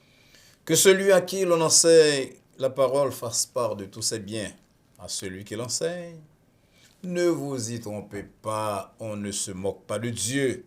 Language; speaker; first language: French; non-native, local second language; Haitian Creole